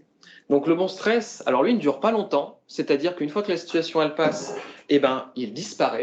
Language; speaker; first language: French; native; French